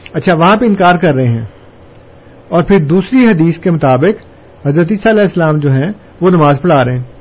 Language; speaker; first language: Urdu; non-native, local second language; Punjabi